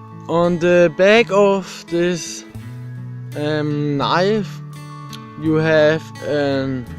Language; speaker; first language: English; non-native, fluent; German